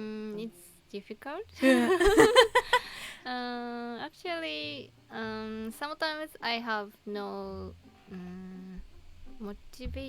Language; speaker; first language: English; non-native, learner; Japanese